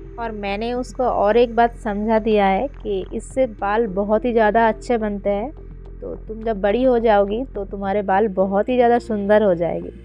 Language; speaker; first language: Hindi; non-native, local second language; Bangla